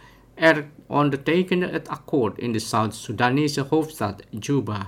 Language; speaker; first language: Dutch; non-native, fluent; Indonesian